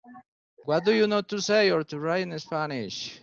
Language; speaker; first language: English; non-native, learner; Spanish